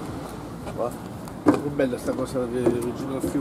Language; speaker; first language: Italian; native; Italian